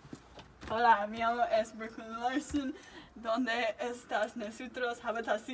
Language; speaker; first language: Spanish; non-native, learner; English